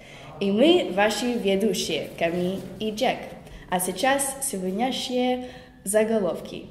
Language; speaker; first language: Russian; non-native, learner; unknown